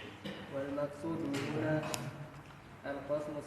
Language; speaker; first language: Arabic; non-native, learner; Indonesian